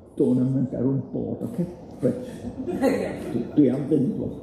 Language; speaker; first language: Welsh; native; Welsh